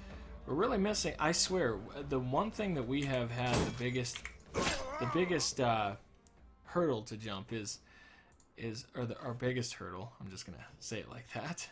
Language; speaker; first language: English; native; English